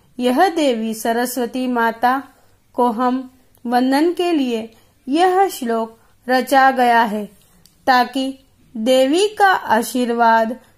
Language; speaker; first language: Hindi; non-native, local second language; Gujarati